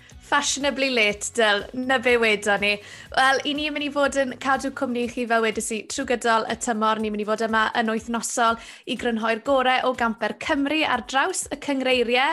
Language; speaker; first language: Welsh; native; Welsh